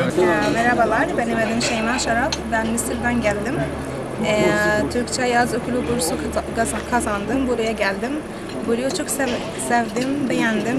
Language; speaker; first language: Turkish; non-native, fluent; Arabic